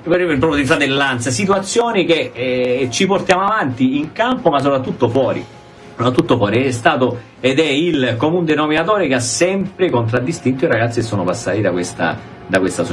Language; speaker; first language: Italian; native; Italian